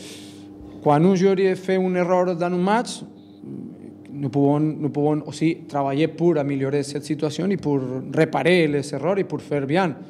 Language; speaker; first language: French; non-native, learner; Spanish